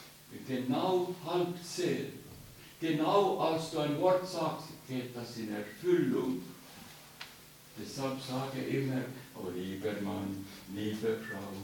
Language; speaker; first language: German; non-native, fluent; Estonian